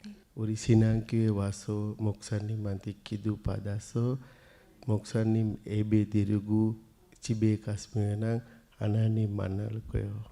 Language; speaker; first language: Korean; non-native, learner; Sinhala